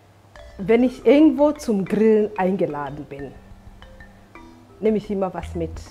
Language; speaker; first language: German; non-native, fluent; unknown